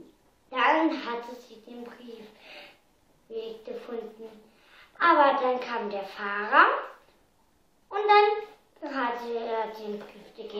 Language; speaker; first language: German; early bilingual, heritage; German